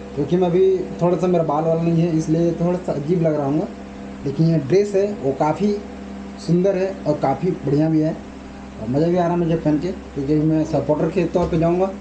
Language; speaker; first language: Hindi; native; Hindi